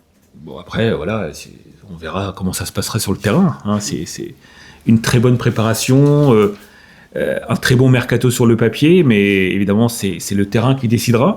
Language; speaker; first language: French; native; French